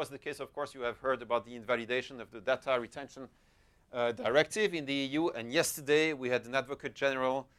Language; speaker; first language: English; non-native, fluent; French